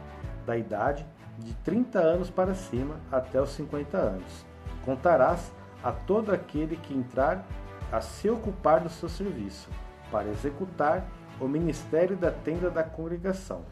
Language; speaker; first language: Portuguese; native; Portuguese